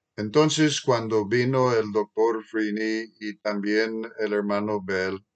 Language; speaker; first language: Spanish; non-native, fluent; English